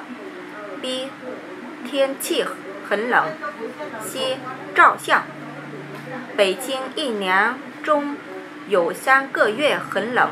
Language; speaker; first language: Chinese; non-native, learner; Vietnamese